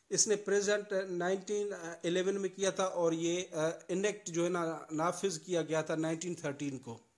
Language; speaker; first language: Urdu; non-native, local second language; Sindhi